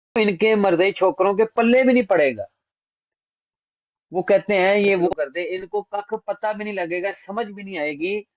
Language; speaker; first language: Hindi; non-native, local second language; Punjabi